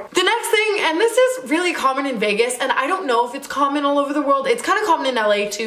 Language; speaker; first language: English; native; English